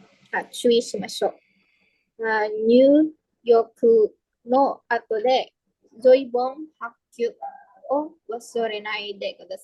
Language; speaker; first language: Japanese; non-native, learner; Filipino